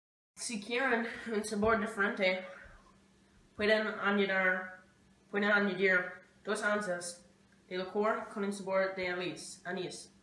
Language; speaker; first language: Spanish; non-native, learner; English